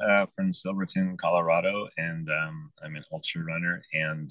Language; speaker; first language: English; native; English